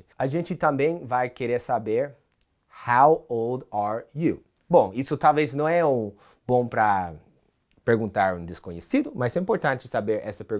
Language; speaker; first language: Portuguese; non-native, fluent; English